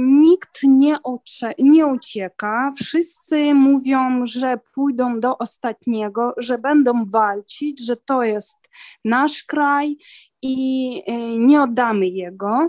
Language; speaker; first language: Polish; non-native, learner; Ukrainian